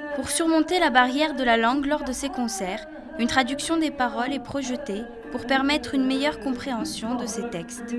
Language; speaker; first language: French; native; French